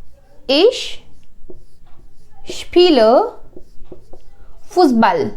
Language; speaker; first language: German; non-native, fluent; Hindi